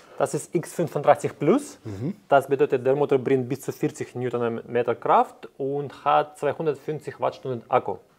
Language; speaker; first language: German; non-native, fluent; Ukrainian